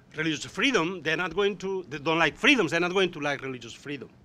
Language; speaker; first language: English; non-native, fluent; Spanish